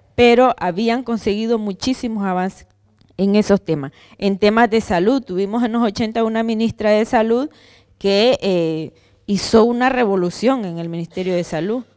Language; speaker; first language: Spanish; native; Spanish